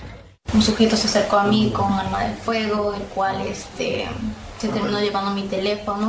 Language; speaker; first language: Spanish; native; Spanish